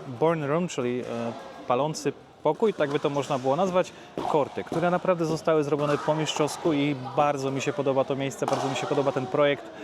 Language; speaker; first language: Polish; native; Polish